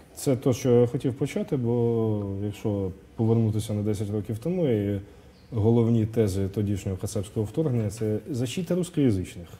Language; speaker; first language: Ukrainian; non-native, local second language; Russian